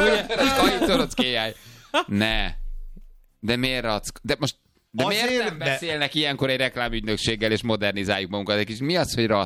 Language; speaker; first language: Hungarian; native; Hungarian